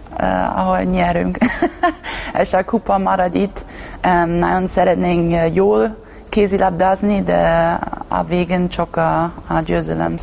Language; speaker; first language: Hungarian; non-native, learner; Slovenian